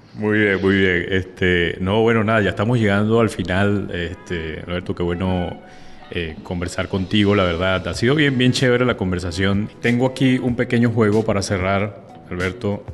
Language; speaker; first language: Spanish; native; Spanish